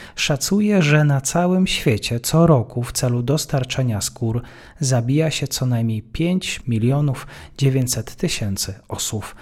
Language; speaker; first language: Polish; native; Polish